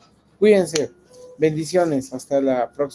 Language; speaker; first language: Spanish; native; Spanish